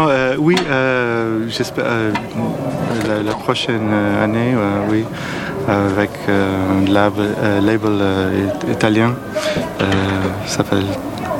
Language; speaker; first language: French; non-native, learner; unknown